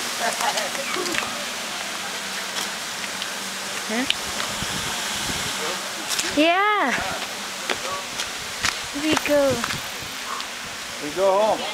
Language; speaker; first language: English; non-native, learner; Thai